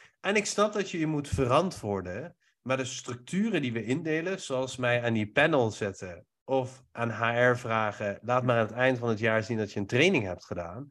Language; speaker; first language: Dutch; early bilingual, other home language; Persian